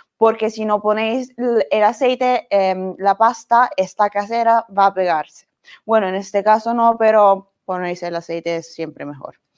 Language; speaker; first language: Spanish; non-native, fluent; Italian